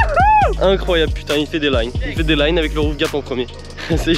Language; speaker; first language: French; native; French